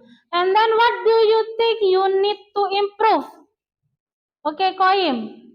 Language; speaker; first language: English; non-native, learner; Indonesian